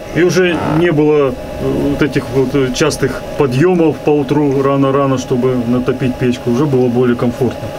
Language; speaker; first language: Russian; native; Russian